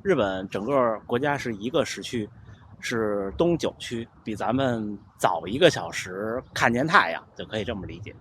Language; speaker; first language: Chinese; native; Chinese